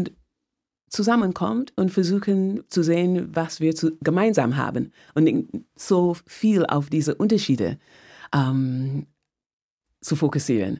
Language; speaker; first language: German; non-native, fluent; English